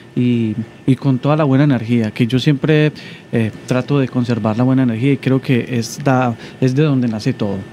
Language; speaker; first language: Spanish; native; Spanish